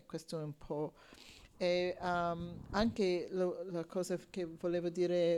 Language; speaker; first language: Italian; non-native, learner; English